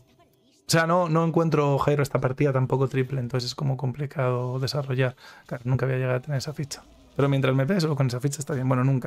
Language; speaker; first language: Spanish; native; Spanish